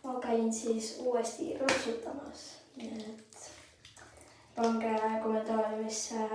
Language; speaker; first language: Estonian; early bilingual, heritage; Estonian